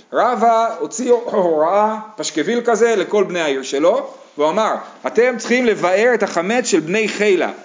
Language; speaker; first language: Hebrew; native; Hebrew